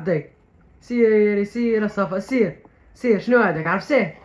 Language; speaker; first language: Arabic; native; Arabic